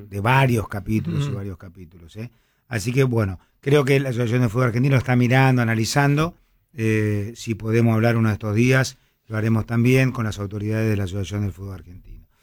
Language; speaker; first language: Spanish; native; Spanish